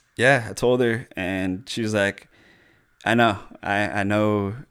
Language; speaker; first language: English; native; English